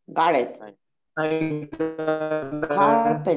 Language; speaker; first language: English; non-native, learner; Spanish